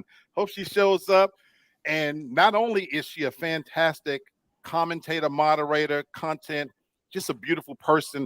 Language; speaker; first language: English; native; English